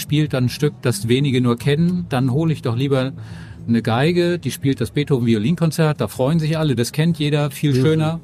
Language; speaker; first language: German; native; German